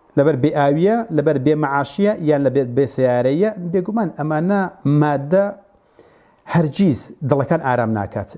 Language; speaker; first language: Central Kurdish; native; Central Kurdish